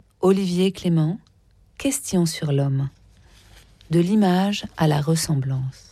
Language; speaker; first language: French; native; French